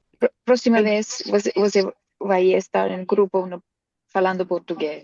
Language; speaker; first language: Portuguese; non-native, learner; English